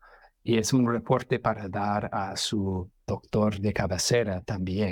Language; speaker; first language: Spanish; non-native, fluent; English